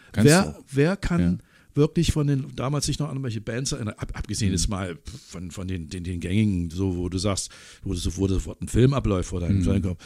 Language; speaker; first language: German; non-native, local second language; English